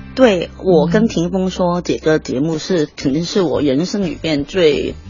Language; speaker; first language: Chinese; non-native, fluent; Cantonese